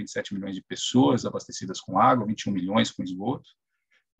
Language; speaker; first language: Portuguese; native; Portuguese